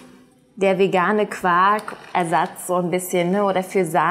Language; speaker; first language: German; native; German